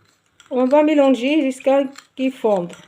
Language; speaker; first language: French; non-native, local second language; Arabic